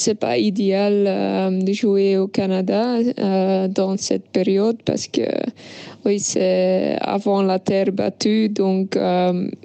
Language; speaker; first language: French; non-native, local second language; Dutch